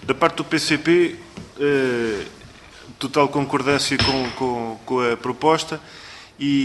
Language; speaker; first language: Portuguese; native; Portuguese